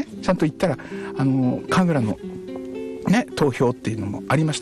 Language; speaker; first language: Japanese; native; Japanese